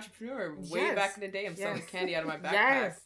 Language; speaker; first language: English; native; English